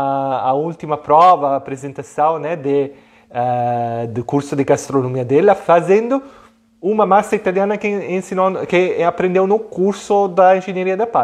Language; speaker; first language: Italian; non-native, learner; Portuguese